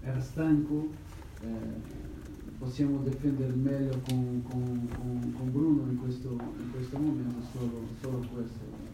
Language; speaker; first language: Italian; non-native, fluent; Portuguese